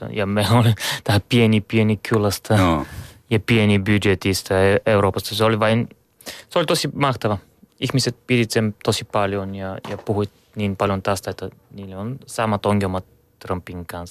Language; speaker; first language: Finnish; non-native, learner; Bulgarian